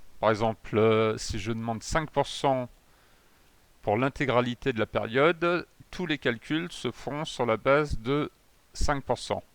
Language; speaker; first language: French; native; French